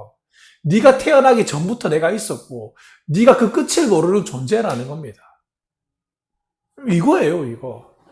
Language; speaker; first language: Korean; native; Korean